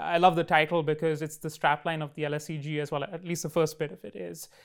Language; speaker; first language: English; non-native, local second language; Hindi